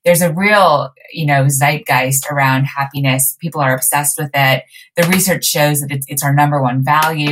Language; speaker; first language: English; native; English